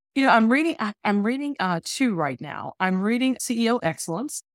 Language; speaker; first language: English; native; English